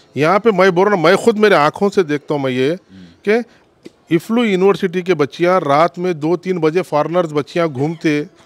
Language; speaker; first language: Hindi; non-native, local second language; Urdu